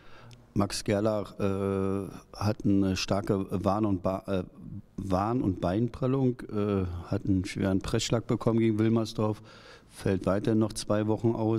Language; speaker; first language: German; native; German